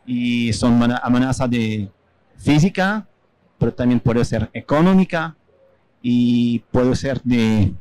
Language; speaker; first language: Spanish; non-native, fluent; French